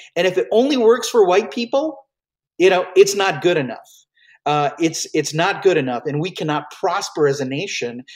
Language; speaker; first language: English; early bilingual, other home language; Hindi